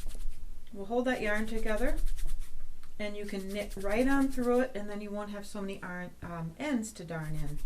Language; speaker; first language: English; native; English